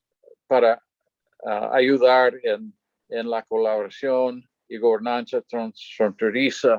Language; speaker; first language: Spanish; non-native, fluent; English